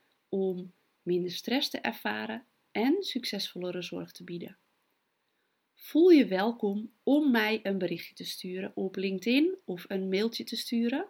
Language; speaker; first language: Dutch; native; Dutch